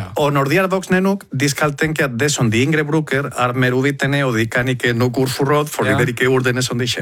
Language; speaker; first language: Norwegian; non-native, fluent; Spanish